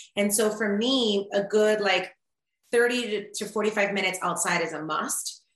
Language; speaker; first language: English; early bilingual, other home language; Spanish